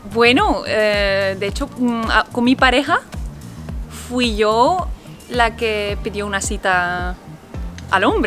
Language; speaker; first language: Spanish; non-native, fluent; Dutch